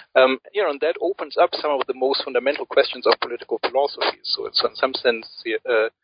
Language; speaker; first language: English; early bilingual, other home language; German